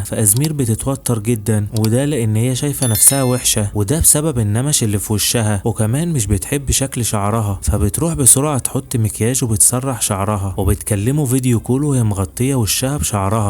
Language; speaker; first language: Arabic; native; Arabic